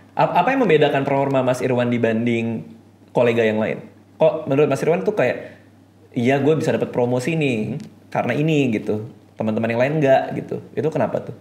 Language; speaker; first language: Indonesian; native; Indonesian